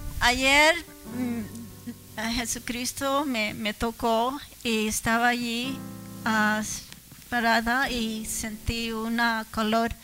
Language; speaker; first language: Spanish; early bilingual, heritage; English